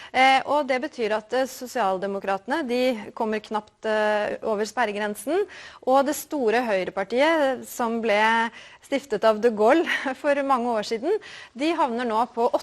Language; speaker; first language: Norwegian; native; Norwegian